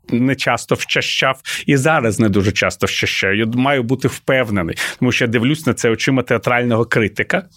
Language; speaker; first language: Ukrainian; non-native, local second language; Russian